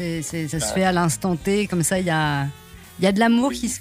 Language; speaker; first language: French; native; French